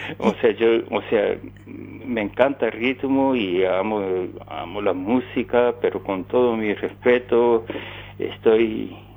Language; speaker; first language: Spanish; non-native, fluent; Japanese